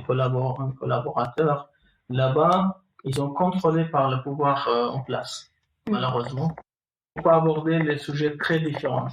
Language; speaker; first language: French; non-native, fluent; Kurdish